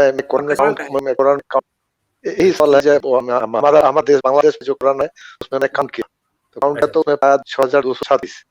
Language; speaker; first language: Hindi; non-native, learner; Bangla